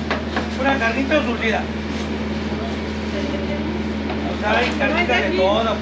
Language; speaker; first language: Spanish; native; Spanish